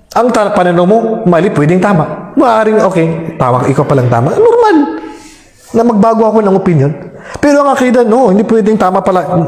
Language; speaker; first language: Filipino; non-native, local second language; Maranao